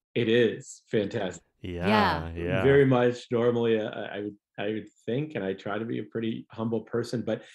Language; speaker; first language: English; native; English